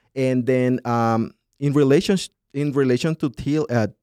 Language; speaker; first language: English; non-native, fluent; Spanish